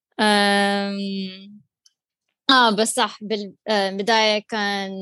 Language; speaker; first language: Arabic; non-native, learner; English